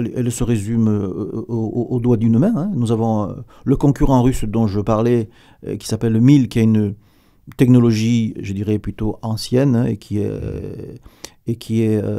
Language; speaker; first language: French; native; French